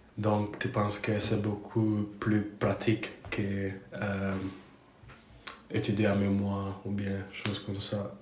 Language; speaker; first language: French; non-native, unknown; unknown